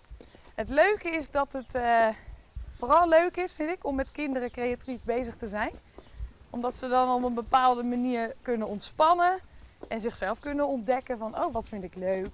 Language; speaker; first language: Dutch; native; Dutch